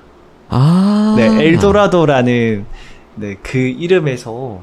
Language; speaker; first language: Korean; native; Korean